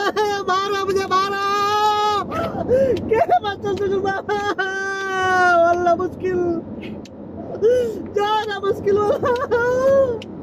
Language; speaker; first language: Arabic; non-native, learner; Hindi